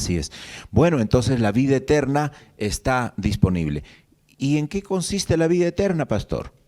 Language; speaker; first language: Spanish; native; Spanish